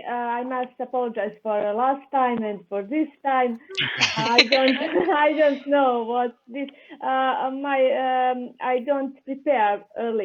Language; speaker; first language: English; non-native, learner; Serbian